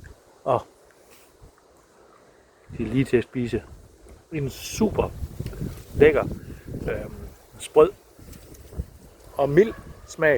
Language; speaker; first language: Danish; native; Danish